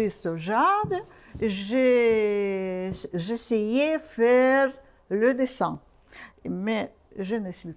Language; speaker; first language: French; non-native, learner; Russian